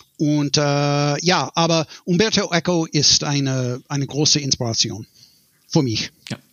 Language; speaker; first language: German; non-native, learner; English